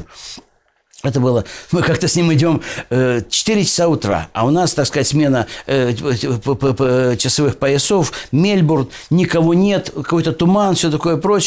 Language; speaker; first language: Russian; native; Russian